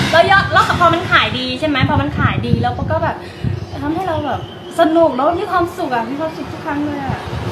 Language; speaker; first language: Thai; native; Thai